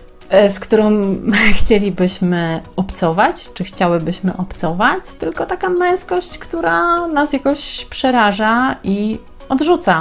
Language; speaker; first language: Polish; native; Polish